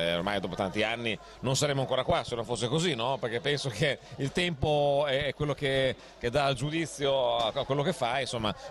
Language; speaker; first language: Italian; native; Italian